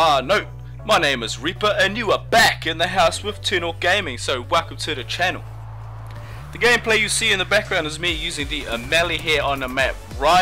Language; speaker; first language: English; native; English